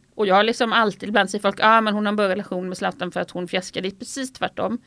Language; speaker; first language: Swedish; native; Swedish